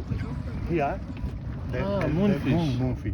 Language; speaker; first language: English; non-native, learner; Spanish